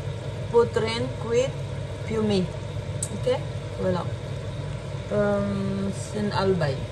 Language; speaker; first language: English; non-native, learner; Filipino